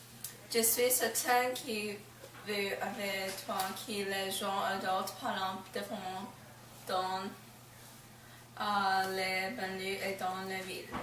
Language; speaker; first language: French; non-native, learner; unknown